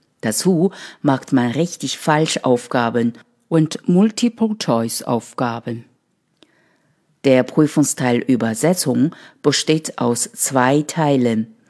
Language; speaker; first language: German; non-native, fluent; Chinese